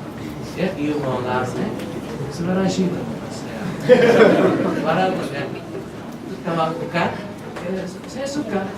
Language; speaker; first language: Indonesian; non-native, fluent; Japanese